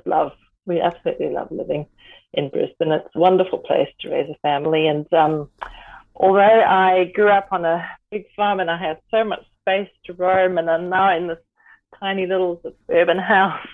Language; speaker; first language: English; native; English